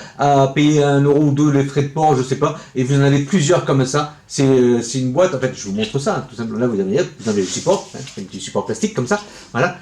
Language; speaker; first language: French; native; French